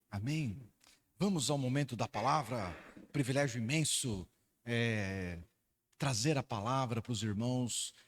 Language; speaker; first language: Portuguese; native; Portuguese